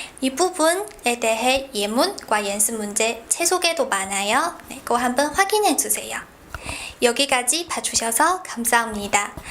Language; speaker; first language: Korean; non-native, fluent; Chinese